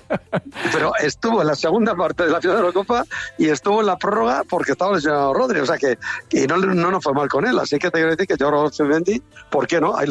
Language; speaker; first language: Spanish; native; Spanish